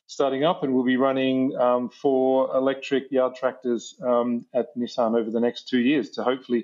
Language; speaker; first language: English; native; English